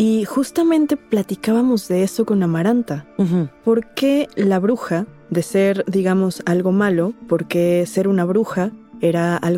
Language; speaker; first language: Spanish; native; Spanish